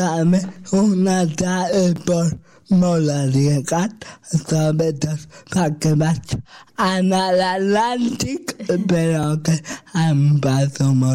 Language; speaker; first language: Catalan; non-native, local second language; Spanish